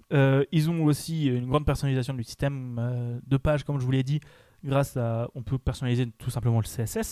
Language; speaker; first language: French; native; French